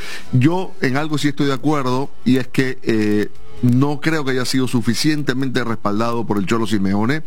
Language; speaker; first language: Spanish; native; Spanish